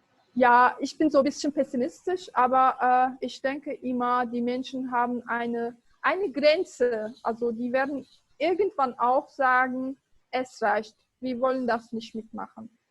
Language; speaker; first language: German; non-native, fluent; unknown